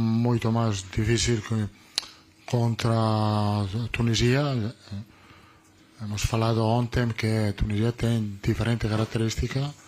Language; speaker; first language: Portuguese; non-native, learner; Italian